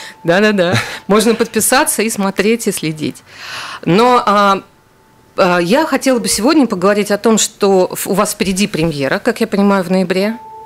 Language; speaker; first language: Russian; native; Russian